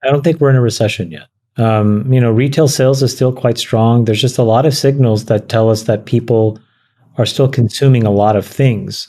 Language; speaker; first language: English; native; English